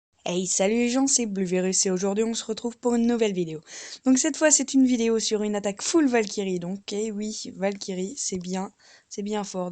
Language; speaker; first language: French; native; French